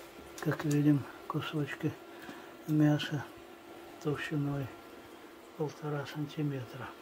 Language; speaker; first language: Russian; native; Russian